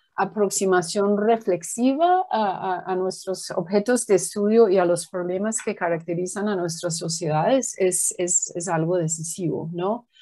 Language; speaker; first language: Spanish; non-native, fluent; English